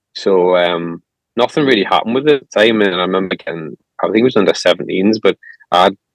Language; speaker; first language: English; native; English